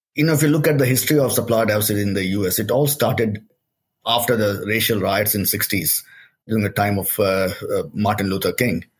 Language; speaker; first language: English; non-native, local second language; Hindi